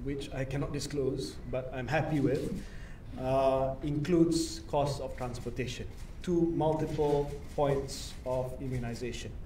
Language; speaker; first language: English; non-native, local second language; Malay